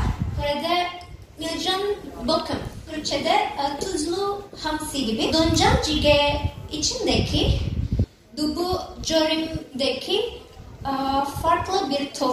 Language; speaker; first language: Turkish; non-native, learner; Indonesian